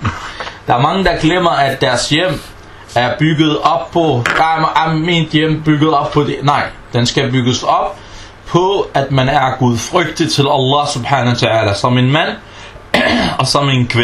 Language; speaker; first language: Danish; non-native, fluent; Arabic